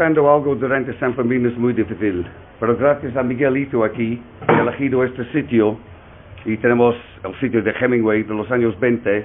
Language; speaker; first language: Spanish; non-native, learner; English